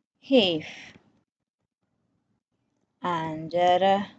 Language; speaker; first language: Dutch; non-native, fluent; Indonesian